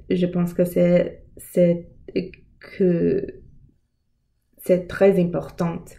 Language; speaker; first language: French; non-native, learner; English